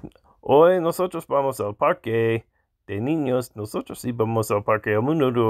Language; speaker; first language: Spanish; non-native, learner; English